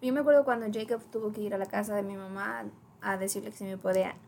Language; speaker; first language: Spanish; early bilingual, other home language; English